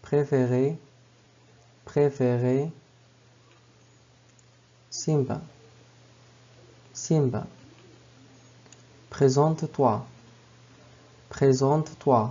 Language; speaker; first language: French; non-native, fluent; Arabic